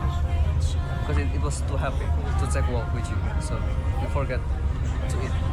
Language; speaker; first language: English; non-native, learner; Indonesian